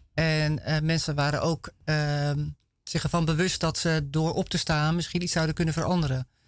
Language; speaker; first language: Dutch; native; Dutch